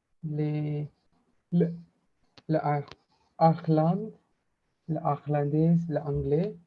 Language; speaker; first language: French; non-native, learner; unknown